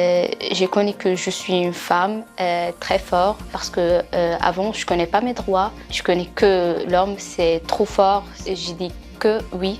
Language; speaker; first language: French; non-native, learner; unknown